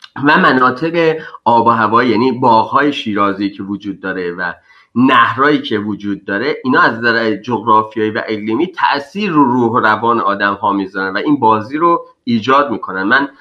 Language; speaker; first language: Persian; native; Persian